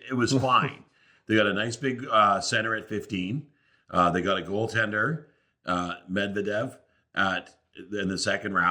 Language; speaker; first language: English; native; English